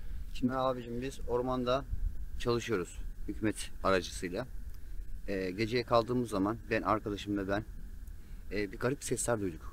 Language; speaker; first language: Turkish; native; Turkish